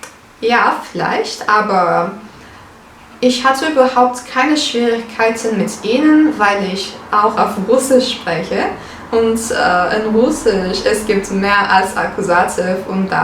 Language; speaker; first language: German; non-native, fluent; Turkish